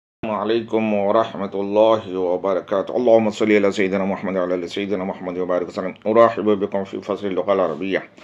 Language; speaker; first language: Arabic; non-native, fluent; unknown